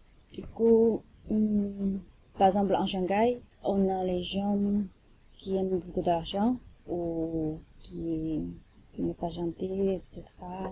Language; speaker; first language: French; non-native, learner; Chinese